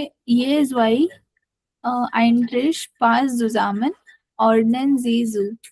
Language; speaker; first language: German; non-native, learner; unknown